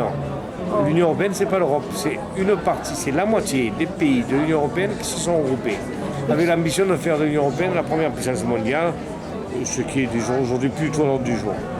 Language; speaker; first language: French; native; French